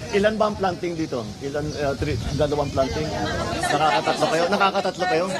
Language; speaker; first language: Filipino; native; Filipino